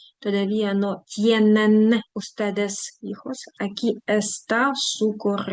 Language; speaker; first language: Spanish; non-native, fluent; Ukrainian